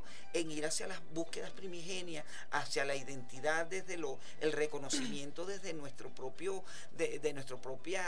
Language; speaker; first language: Spanish; native; Spanish